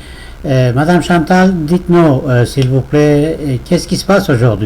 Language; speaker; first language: French; non-native, fluent; Turkish